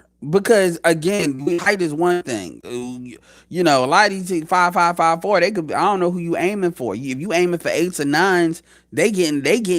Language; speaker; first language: English; native; English